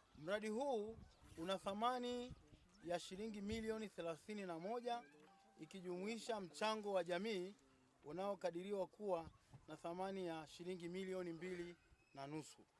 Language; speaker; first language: Swahili; native; Swahili